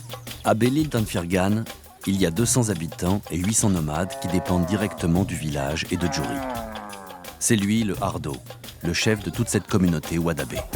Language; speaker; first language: French; native; French